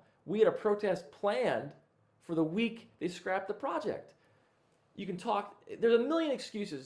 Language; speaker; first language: English; native; English